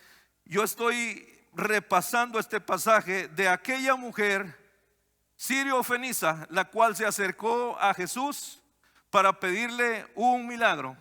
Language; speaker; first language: Spanish; native; Spanish